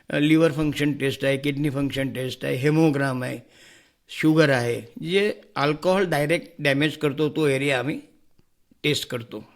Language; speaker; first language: Marathi; non-native, local second language; Hindi